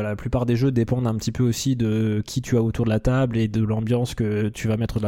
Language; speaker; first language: French; native; French